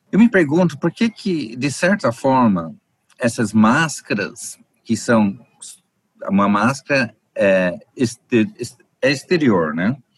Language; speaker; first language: Portuguese; native; Portuguese